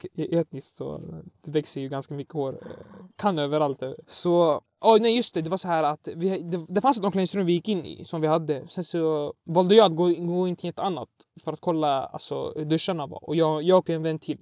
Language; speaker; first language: Swedish; early bilingual, other home language; Arabic